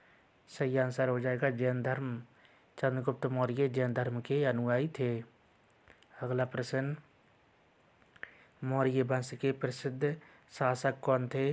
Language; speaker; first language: Hindi; native; Hindi